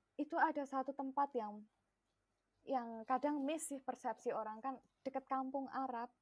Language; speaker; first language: Indonesian; non-native, local second language; Javanese